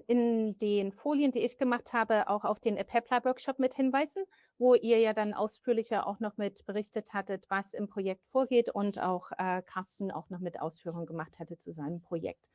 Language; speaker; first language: German; native; German